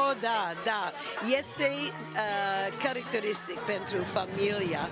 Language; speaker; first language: Romanian; non-native, learner; English